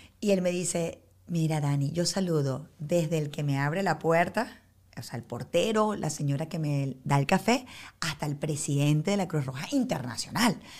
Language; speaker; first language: Spanish; native; Spanish